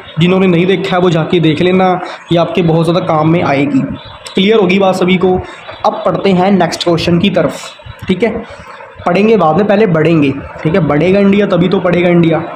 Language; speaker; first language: Hindi; native; Hindi